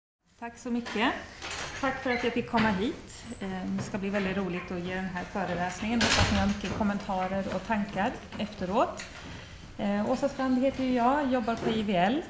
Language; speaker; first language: Swedish; native; Swedish